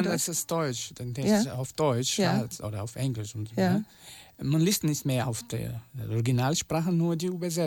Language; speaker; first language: German; non-native, learner; Portuguese